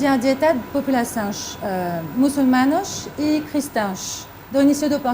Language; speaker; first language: Portuguese; non-native, fluent; French